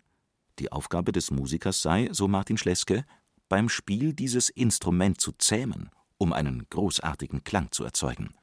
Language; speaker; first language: German; native; German